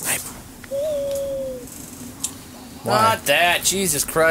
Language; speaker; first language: English; native; English